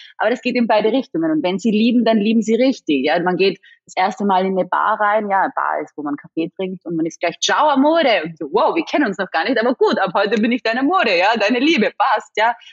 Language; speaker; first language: German; native; German